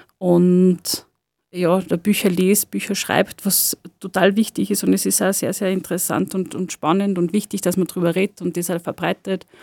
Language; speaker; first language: German; native; German